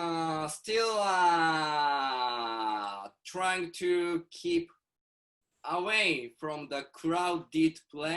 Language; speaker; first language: English; non-native, learner; Japanese